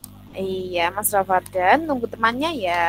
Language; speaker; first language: Indonesian; native; Indonesian